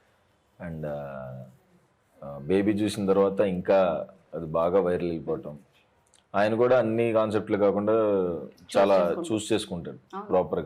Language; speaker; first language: Telugu; native; Telugu